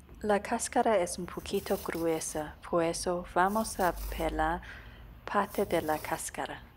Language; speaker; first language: Spanish; non-native, fluent; Cantonese